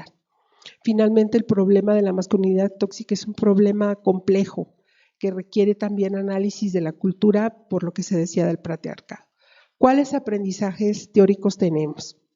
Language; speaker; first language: Spanish; native; Spanish